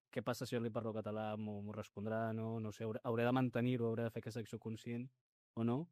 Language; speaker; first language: Catalan; early bilingual, other home language; Spanish